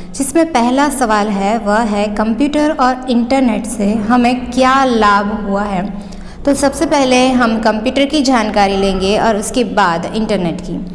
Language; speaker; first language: Hindi; non-native, local second language; Gujarati